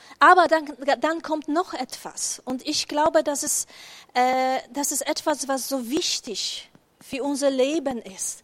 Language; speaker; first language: German; non-native, fluent; Polish